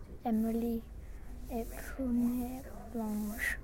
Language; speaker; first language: French; non-native, learner; English